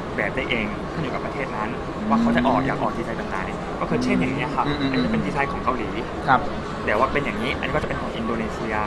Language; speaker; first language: Thai; non-native, fluent; Korean